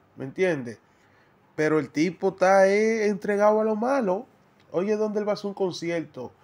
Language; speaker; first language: Spanish; native; Spanish